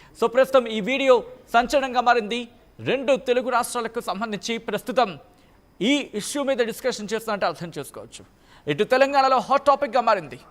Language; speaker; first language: Telugu; native; Telugu